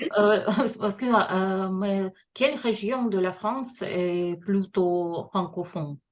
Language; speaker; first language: French; non-native, learner; Russian